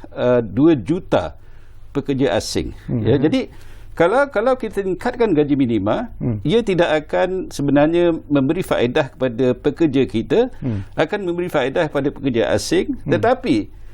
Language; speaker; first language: Malay; native; Malay